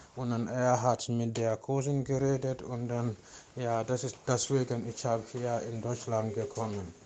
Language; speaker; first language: German; non-native, learner; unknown